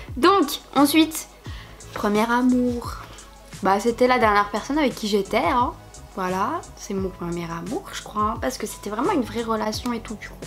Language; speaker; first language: French; native; French